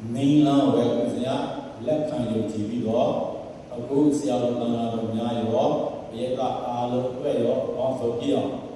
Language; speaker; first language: Burmese; non-native, local second language; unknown